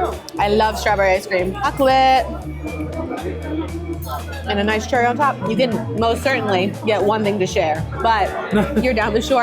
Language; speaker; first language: English; native; English